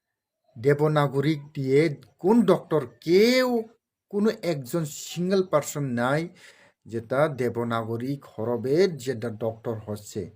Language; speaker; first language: Bangla; non-native, local second language; Kok Borok